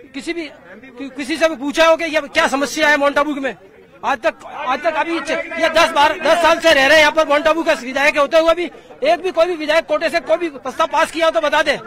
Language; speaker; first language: Hindi; native; Hindi